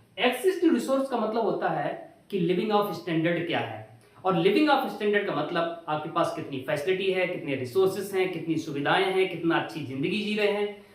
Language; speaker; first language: Hindi; native; Hindi